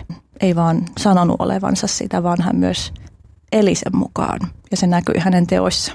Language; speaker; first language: Finnish; early bilingual, other home language; Albanian